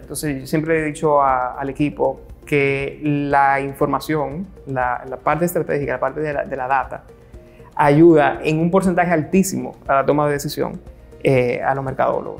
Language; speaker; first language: Spanish; native; Spanish